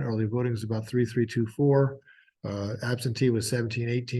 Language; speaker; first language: English; native; English